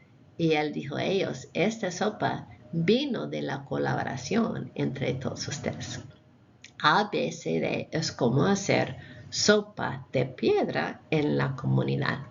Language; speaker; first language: Spanish; non-native, fluent; English